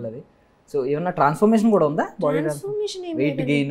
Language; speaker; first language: Telugu; native; Telugu